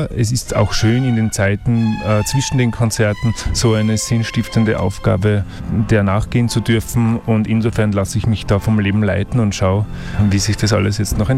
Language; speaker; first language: German; native; German